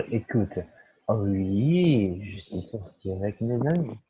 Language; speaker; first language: French; non-native, fluent; Portuguese